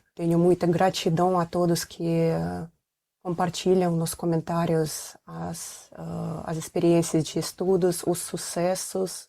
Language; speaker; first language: Portuguese; non-native, fluent; Russian